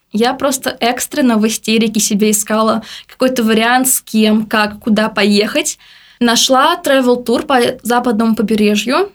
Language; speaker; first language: Russian; native; Russian